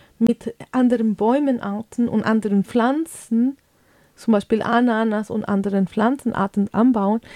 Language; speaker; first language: German; non-native, fluent; Spanish